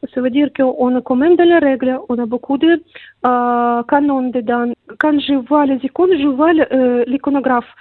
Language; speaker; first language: French; non-native, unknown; Russian